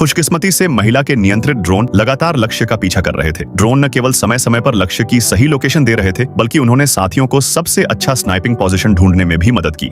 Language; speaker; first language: Hindi; native; Hindi